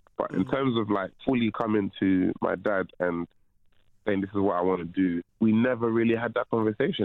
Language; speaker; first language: English; non-native, local second language; French